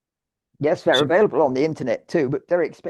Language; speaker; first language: English; native; English